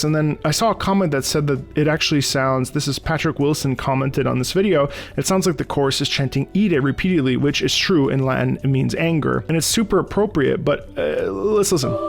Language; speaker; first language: English; native; English